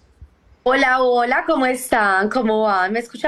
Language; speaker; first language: Spanish; native; Spanish